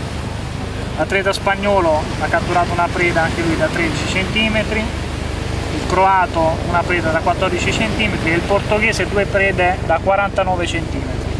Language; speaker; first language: Italian; native; Italian